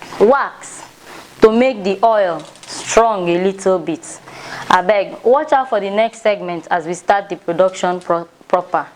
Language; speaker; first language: Nigerian Pidgin; non-native, local second language; Ibibio